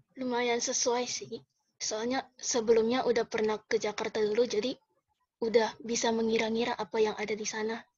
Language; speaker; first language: Indonesian; native; Indonesian